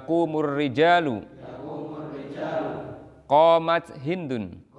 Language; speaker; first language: Arabic; non-native, fluent; Indonesian